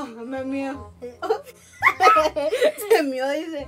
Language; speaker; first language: Spanish; early bilingual, heritage; Spanish